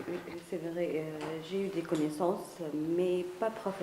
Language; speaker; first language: French; non-native, learner; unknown